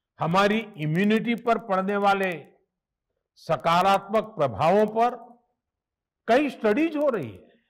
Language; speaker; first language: Hindi; non-native, local second language; Gujarati